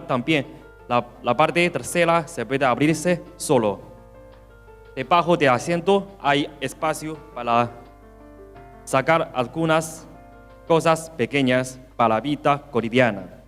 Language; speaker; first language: Spanish; non-native, learner; Chinese